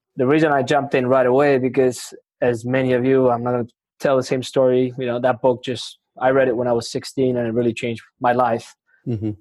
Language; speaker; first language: English; non-native, fluent; Spanish